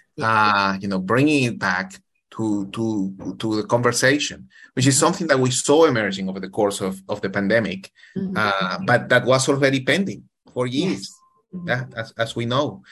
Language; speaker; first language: English; non-native, fluent; Spanish